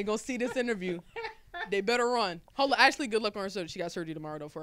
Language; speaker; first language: English; native; English